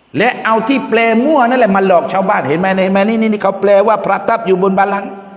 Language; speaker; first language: Thai; non-native, local second language; Malay